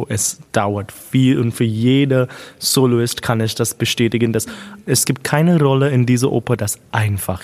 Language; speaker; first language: German; non-native, fluent; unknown